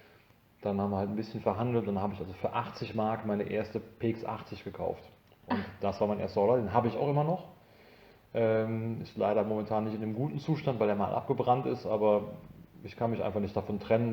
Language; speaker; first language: German; native; German